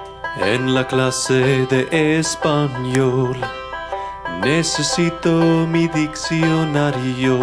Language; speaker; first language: Spanish; non-native, learner; English